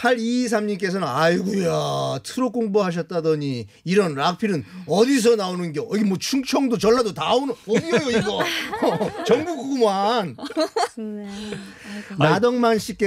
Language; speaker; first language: Korean; native; Korean